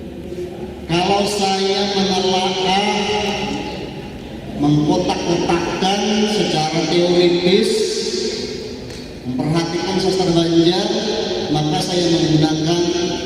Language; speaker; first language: Indonesian; non-native, local second language; Banjar